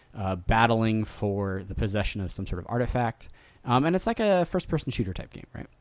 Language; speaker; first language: English; native; English